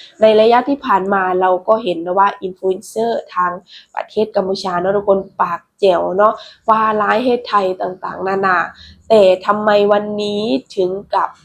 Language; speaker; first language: Thai; non-native, local second language; Lao